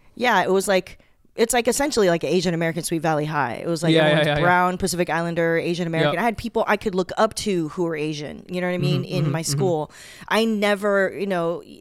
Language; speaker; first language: English; native; English